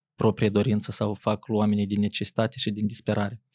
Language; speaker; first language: Romanian; native; Romanian